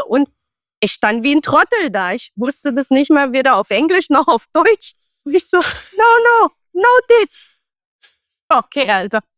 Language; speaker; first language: German; non-native, fluent; Romanian